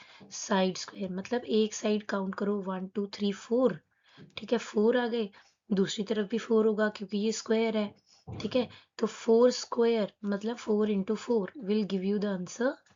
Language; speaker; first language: Hindi; native; Hindi